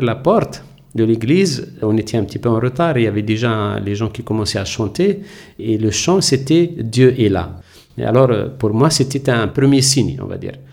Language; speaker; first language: French; non-native, local second language; Arabic